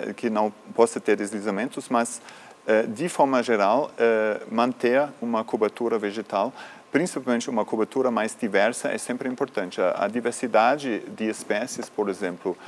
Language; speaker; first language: Portuguese; non-native, fluent; German